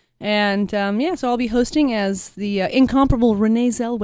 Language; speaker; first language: English; native; English